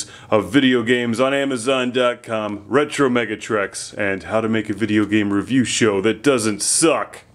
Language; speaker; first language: English; native; English